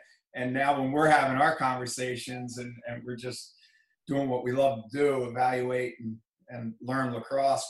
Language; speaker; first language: English; native; English